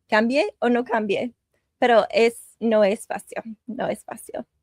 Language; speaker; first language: Spanish; non-native, learner; English